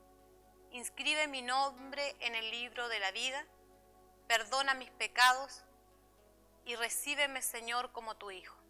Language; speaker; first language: Spanish; native; Spanish